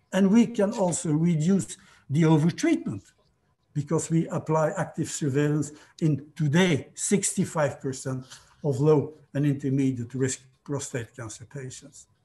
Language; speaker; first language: English; non-native, fluent; Dutch